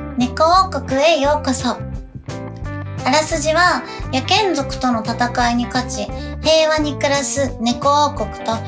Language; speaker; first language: Japanese; native; Japanese